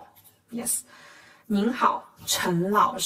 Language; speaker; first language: Chinese; non-native, fluent; Khmer